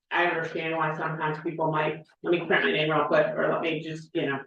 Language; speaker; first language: English; native; English